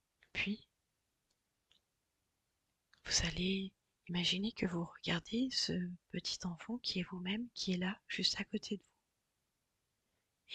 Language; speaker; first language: French; native; French